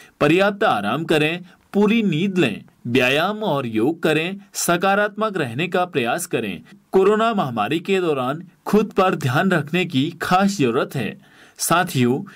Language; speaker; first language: Hindi; native; Hindi